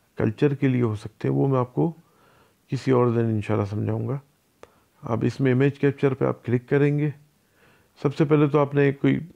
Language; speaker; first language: Urdu; native; Urdu